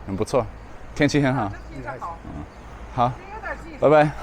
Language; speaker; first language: Chinese; non-native, learner; English